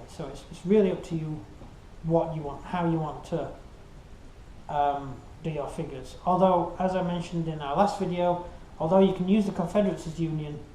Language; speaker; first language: English; native; English